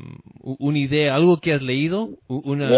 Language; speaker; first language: Spanish; non-native, fluent; English